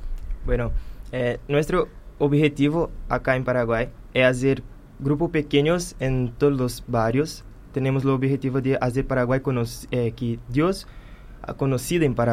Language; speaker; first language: Spanish; non-native, learner; Portuguese